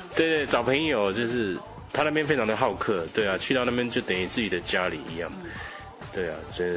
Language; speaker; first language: Chinese; native; Chinese